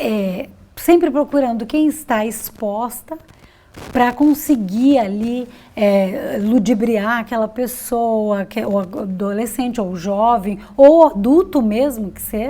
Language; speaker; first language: Portuguese; native; Portuguese